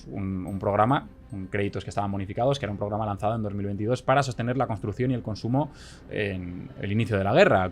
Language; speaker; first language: Spanish; native; Spanish